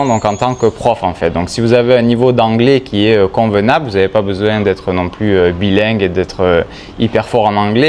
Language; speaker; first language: French; native; French